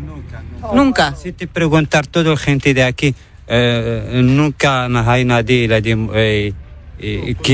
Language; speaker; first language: Spanish; non-native, learner; Arabic